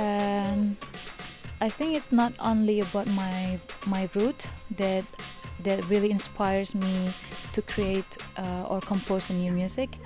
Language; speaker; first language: English; non-native, fluent; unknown